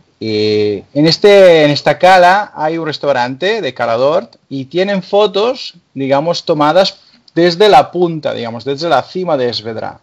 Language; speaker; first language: Spanish; non-native, fluent; Italian